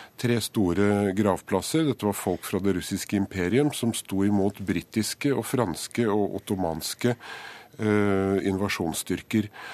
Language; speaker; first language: Norwegian; native; Norwegian